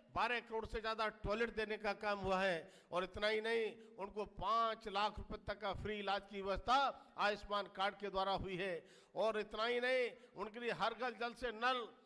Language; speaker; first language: Hindi; native; Hindi